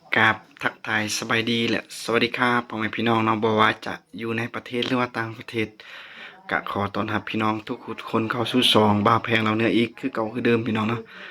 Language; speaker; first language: Lao; non-native, local second language; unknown